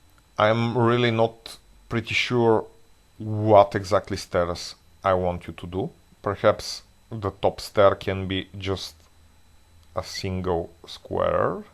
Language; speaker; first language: English; non-native, fluent; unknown